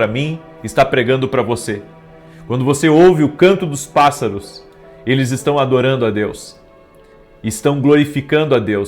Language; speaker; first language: Portuguese; native; Portuguese